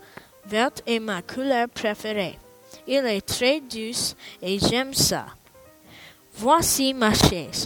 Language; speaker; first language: French; non-native, learner; English